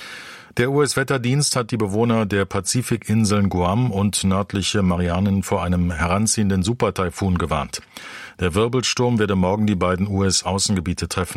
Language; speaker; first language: German; native; German